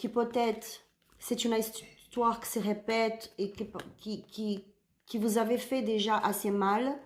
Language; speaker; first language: French; non-native, learner; Spanish